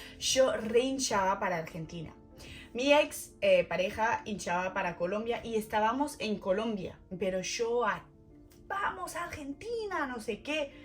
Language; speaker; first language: Spanish; non-native, fluent; French